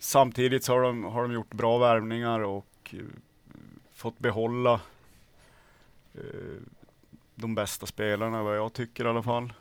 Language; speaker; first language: Swedish; native; Swedish